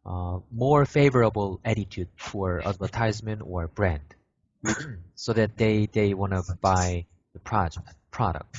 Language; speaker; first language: English; non-native, fluent; Korean